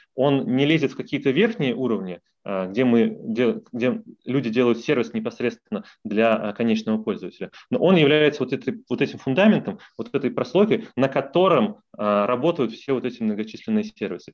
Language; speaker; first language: Russian; native; Russian